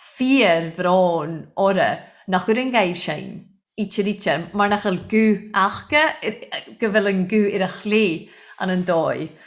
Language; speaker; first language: Irish; non-native, local second language; English